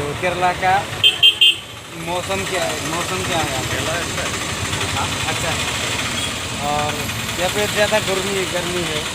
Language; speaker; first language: Hindi; non-native, local second language; Assamese